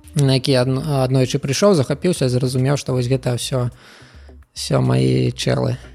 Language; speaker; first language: Belarusian; non-native, local second language; Russian